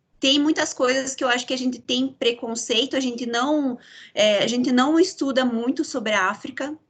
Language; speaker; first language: Portuguese; native; Portuguese